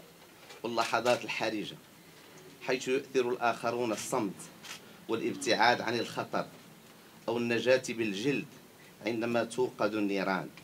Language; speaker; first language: Arabic; native; Arabic